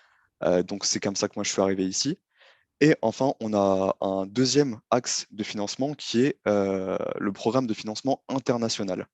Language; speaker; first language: French; native; French